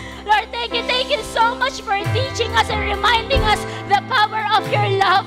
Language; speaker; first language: English; non-native, local second language; Filipino